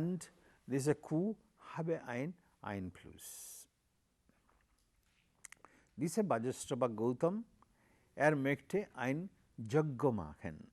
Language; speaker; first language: German; non-native, learner; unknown